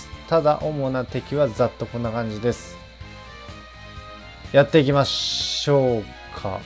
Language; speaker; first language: Japanese; native; Japanese